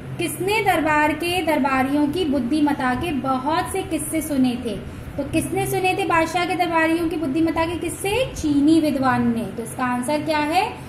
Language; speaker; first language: Hindi; native; Hindi